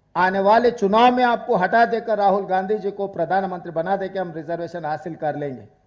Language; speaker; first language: Hindi; non-native, local second language; Telugu